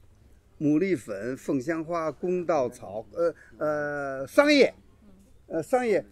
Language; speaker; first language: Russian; non-native, learner; Chinese